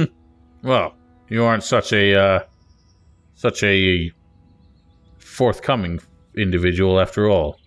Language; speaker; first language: English; native; English